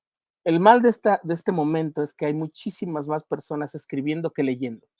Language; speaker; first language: Spanish; native; Spanish